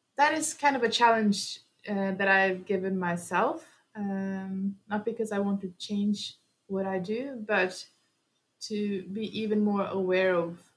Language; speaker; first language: English; early bilingual, heritage; Norwegian